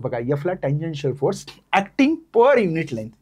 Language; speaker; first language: Hindi; non-native, local second language; Marathi